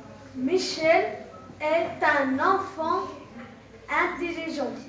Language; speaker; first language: French; non-native, learner; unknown